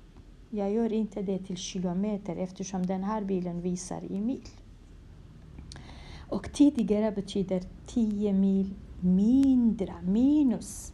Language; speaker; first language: Swedish; non-native, fluent; Kurdish